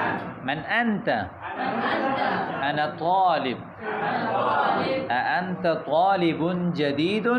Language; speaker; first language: Arabic; non-native, fluent; Urdu